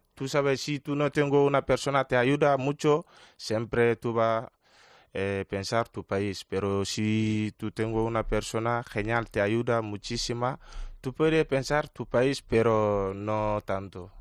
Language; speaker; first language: Spanish; non-native, learner; Wolof